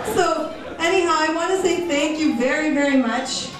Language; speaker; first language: English; early bilingual, other home language; Greek